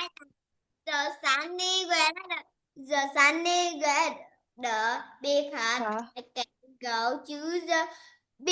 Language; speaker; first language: English; non-native, learner; Vietnamese